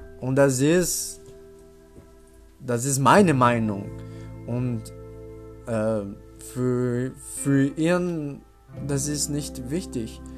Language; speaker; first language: German; non-native, learner; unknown